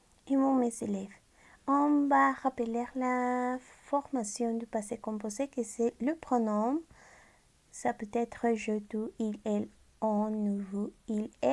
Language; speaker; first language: French; non-native, fluent; Spanish